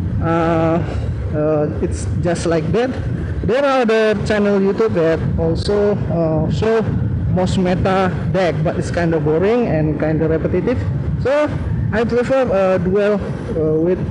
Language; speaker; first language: English; non-native, learner; Indonesian